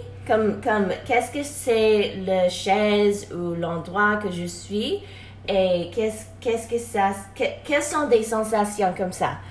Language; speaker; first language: French; non-native, learner; English